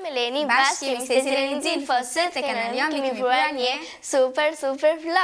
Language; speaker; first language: Albanian; early bilingual, heritage; Albanian